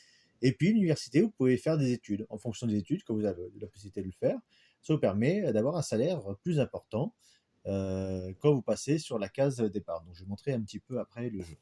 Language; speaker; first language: French; native; French